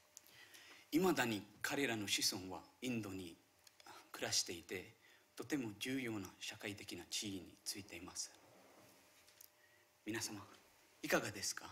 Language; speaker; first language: Japanese; non-native, fluent; Marathi